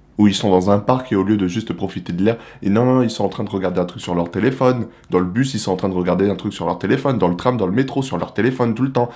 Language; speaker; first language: French; native; French